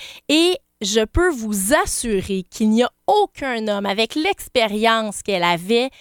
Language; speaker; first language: French; native; French